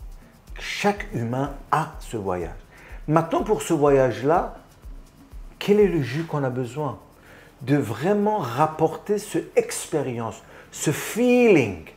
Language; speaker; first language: French; non-native, fluent; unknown